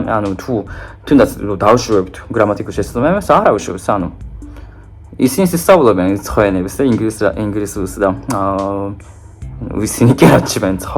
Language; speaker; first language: Georgian; non-native, fluent; Japanese